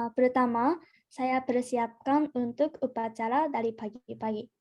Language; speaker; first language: Indonesian; non-native, learner; Japanese